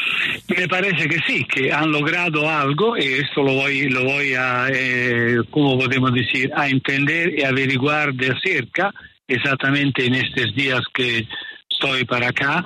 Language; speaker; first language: Spanish; non-native, fluent; Italian